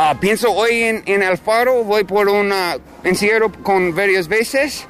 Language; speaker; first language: Spanish; non-native, learner; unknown